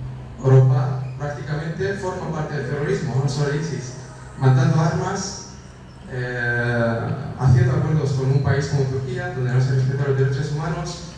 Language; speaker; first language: Spanish; non-native, fluent; Kurdish